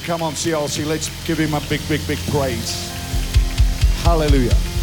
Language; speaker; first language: English; non-native, local second language; Afrikaans